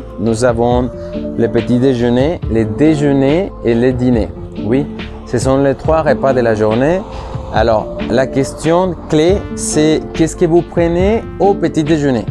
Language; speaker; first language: French; non-native, fluent; Spanish